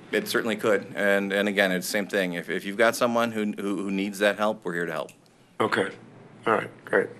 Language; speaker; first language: English; native; English